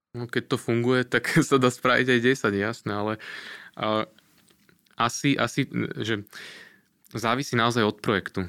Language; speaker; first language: Slovak; native; Slovak